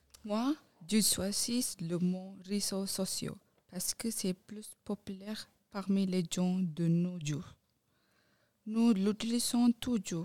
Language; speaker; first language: French; non-native, learner; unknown